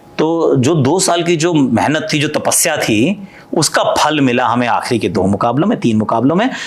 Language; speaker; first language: Hindi; native; Hindi